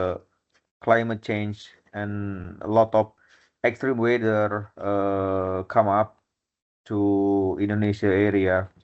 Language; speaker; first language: English; non-native, fluent; Indonesian